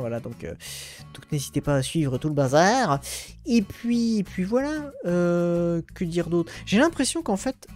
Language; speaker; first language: French; native; French